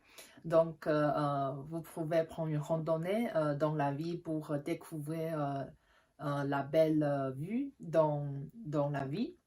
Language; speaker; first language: French; non-native, fluent; Chinese